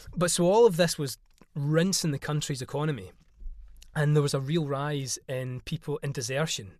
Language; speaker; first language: English; native; English